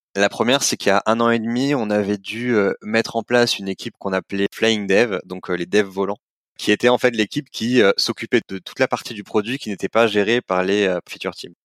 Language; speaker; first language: French; native; French